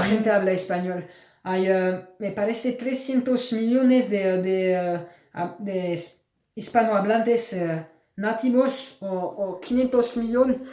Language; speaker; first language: Spanish; non-native, learner; French